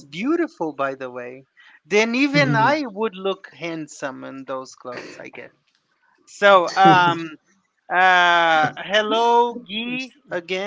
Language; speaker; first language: English; non-native, fluent; Portuguese